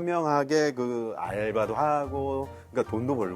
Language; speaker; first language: Korean; native; Korean